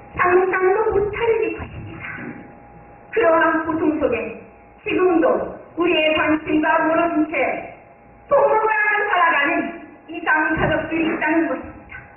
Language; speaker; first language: Korean; non-native, fluent; Japanese